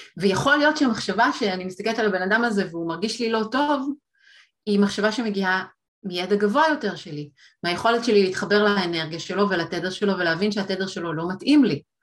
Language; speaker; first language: Hebrew; native; Hebrew